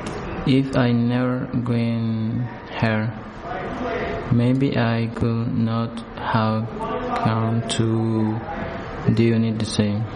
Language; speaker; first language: English; non-native, learner; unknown